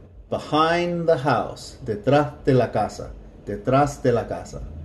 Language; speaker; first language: Spanish; non-native, fluent; English